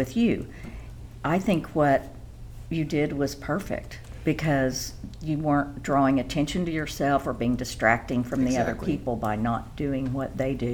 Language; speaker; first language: English; native; English